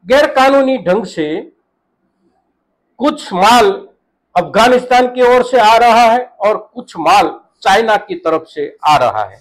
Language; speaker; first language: Hindi; non-native, local second language; Gujarati